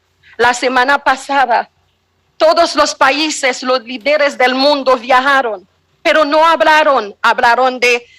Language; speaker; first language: Spanish; non-native, fluent; Haitian Creole